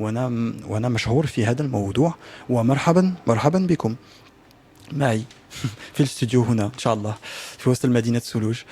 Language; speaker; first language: Arabic; non-native, learner; French